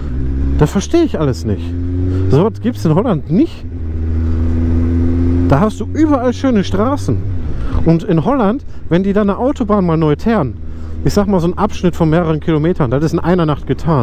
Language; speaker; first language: German; native; German